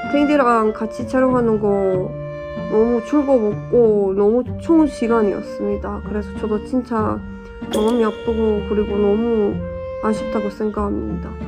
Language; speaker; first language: Korean; non-native, learner; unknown